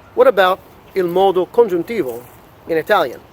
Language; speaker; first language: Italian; non-native, fluent; English